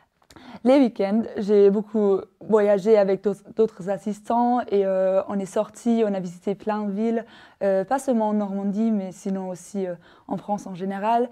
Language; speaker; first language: French; non-native, fluent; German